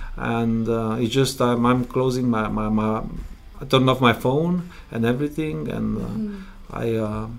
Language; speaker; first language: English; non-native, fluent; Romanian